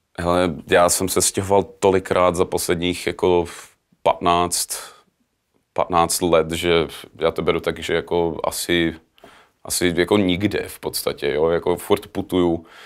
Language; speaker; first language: Czech; early bilingual, heritage; Czech